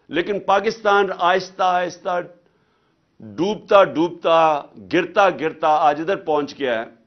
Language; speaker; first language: Urdu; native; Urdu